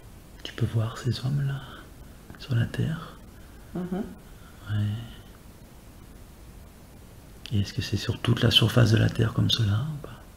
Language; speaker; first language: French; native; French